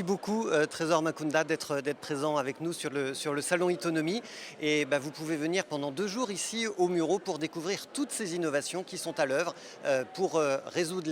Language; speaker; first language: French; native; French